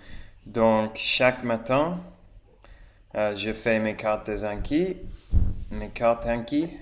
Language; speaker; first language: French; non-native, learner; English